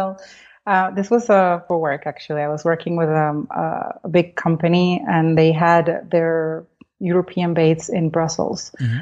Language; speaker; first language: English; non-native, fluent; Spanish